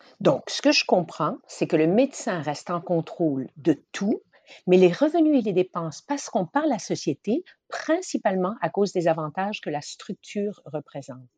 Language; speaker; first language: French; native; French